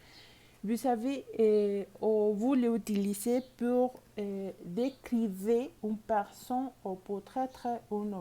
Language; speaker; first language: French; non-native, learner; Spanish